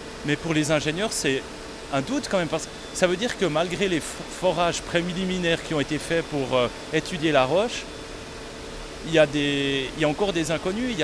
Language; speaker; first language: French; native; French